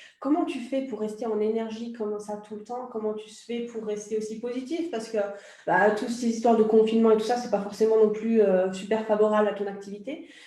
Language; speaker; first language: French; native; French